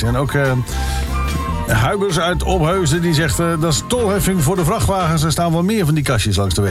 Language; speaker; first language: Dutch; native; Dutch